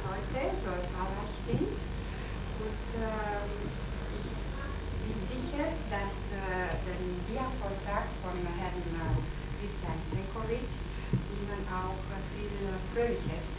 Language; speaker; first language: German; non-native, fluent; Romanian